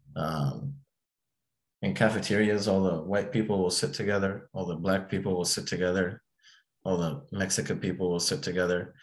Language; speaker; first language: English; early bilingual, other home language; Arabic